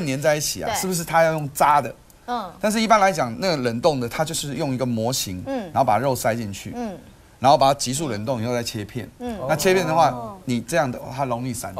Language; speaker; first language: Chinese; native; Chinese